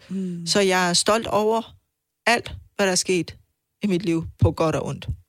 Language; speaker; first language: Danish; non-native, fluent; Persian